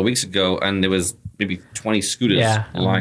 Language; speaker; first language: English; native; English